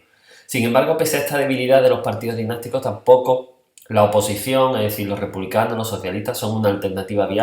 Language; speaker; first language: Spanish; native; Spanish